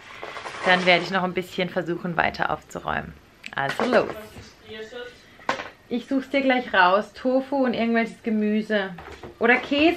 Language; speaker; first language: German; native; German